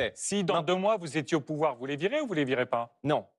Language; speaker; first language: French; native; French